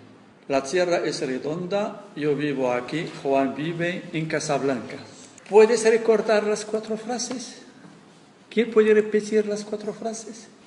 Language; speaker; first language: Spanish; non-native, fluent; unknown